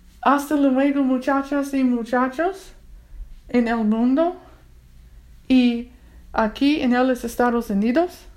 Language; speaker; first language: Spanish; non-native, learner; English